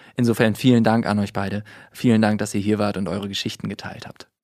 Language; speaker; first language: German; native; German